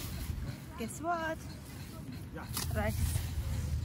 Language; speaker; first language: English; non-native, fluent; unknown